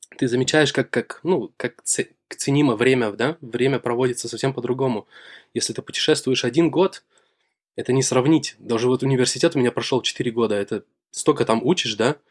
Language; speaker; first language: Russian; native; Russian